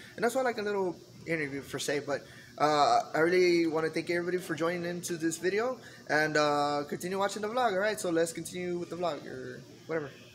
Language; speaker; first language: English; early bilingual, other home language; Spanish